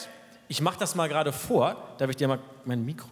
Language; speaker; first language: German; native; German